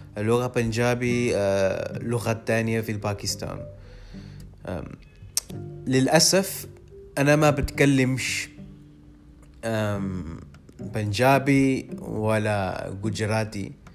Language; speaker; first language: Arabic; non-native, learner; Urdu